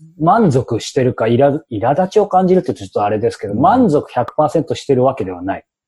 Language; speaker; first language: Japanese; native; Japanese